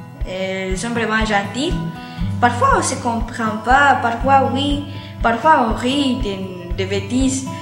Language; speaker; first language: French; early bilingual, other home language; Spanish